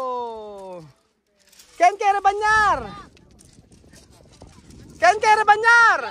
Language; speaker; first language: Spanish; non-native, learner; Filipino